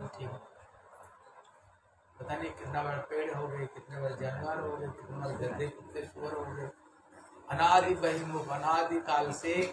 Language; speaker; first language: Hindi; non-native, local second language; Bangla